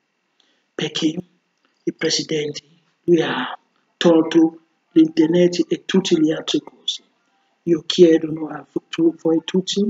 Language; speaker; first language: Italian; non-native, fluent; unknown